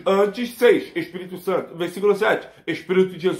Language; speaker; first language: Portuguese; native; Portuguese